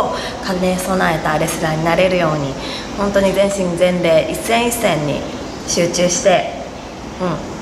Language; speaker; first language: Japanese; native; Japanese